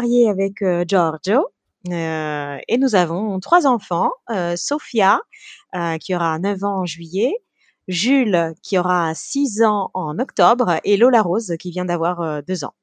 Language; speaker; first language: French; early bilingual, heritage; French